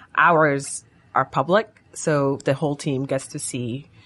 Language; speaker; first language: English; non-native, fluent; Arabic